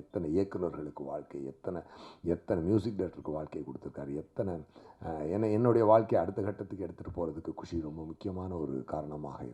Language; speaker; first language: Tamil; native; Tamil